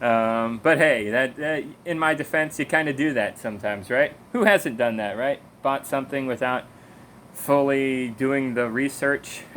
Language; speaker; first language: English; native; English